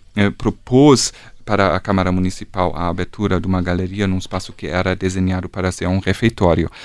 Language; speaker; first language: Portuguese; non-native, fluent; German